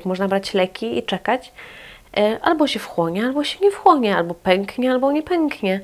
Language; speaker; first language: Polish; native; Polish